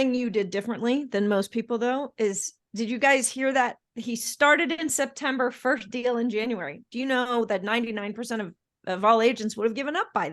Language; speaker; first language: English; native; English